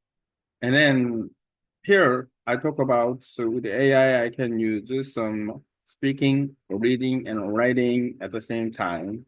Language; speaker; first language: English; non-native, learner; Korean